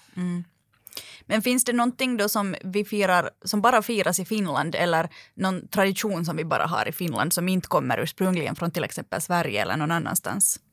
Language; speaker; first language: Swedish; native; Swedish